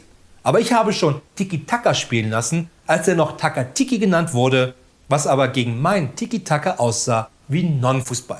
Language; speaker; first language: German; native; German